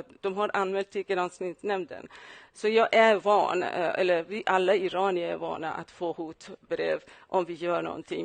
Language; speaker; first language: Swedish; non-native, fluent; Persian